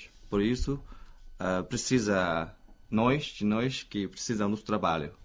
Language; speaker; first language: Portuguese; non-native, fluent; Chinese